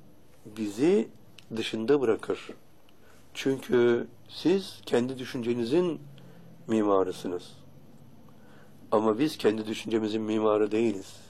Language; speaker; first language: Turkish; native; Turkish